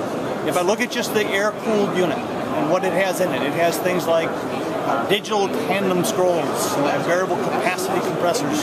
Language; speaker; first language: English; native; English